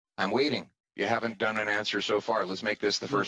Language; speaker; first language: English; native; English